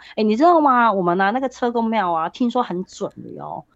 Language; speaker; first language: Chinese; non-native, local second language; Cantonese